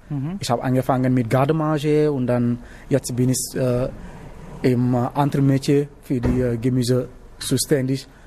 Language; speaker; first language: German; non-native, learner; Wolof